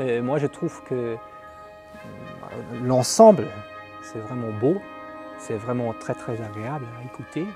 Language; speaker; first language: French; non-native, fluent; German